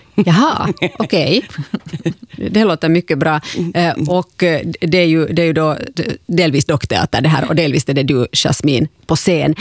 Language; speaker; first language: Swedish; native; Swedish